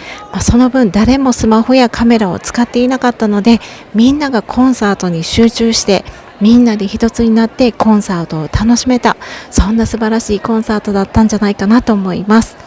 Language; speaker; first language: Japanese; native; Japanese